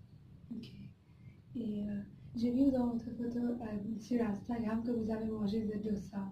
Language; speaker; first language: French; non-native, learner; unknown